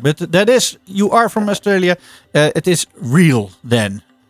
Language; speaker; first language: English; non-native, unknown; Dutch